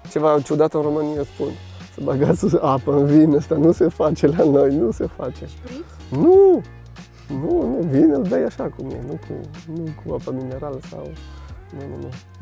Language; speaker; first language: Romanian; non-native, fluent; French